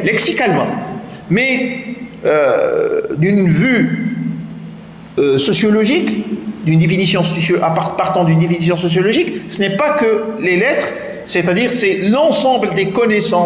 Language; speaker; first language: French; non-native, local second language; Arabic